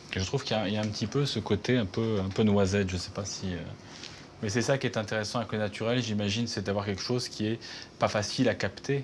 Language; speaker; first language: French; native; French